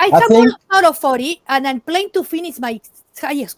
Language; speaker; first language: English; non-native, learner; Spanish